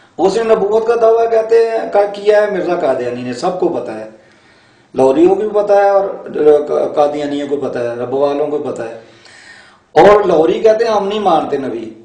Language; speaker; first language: Urdu; non-native, local second language; Punjabi